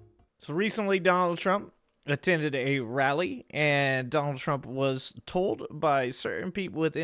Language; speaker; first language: English; native; English